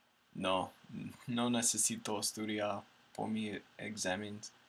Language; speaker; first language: Spanish; non-native, learner; English